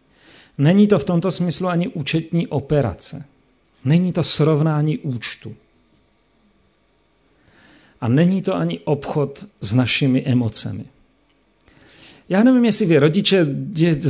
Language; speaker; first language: Czech; native; Czech